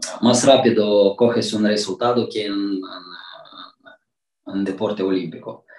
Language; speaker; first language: Spanish; non-native, learner; Romanian